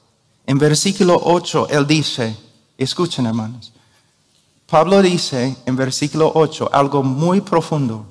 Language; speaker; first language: Spanish; non-native, fluent; English